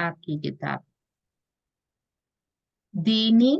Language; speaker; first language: Hindi; native; Hindi